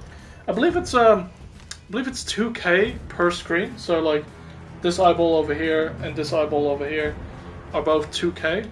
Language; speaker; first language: English; native; English